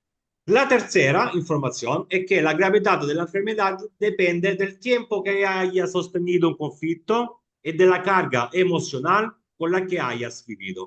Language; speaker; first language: Spanish; non-native, fluent; Italian